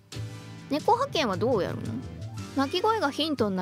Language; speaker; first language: Japanese; native; Japanese